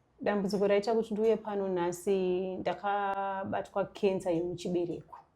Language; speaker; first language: Shona; native; Shona